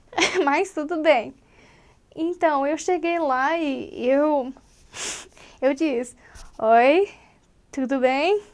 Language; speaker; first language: Portuguese; non-native, learner; English